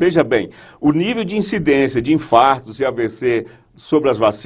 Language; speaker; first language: Portuguese; native; Portuguese